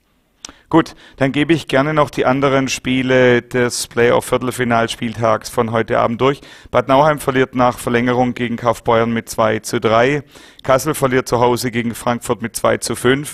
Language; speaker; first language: German; native; German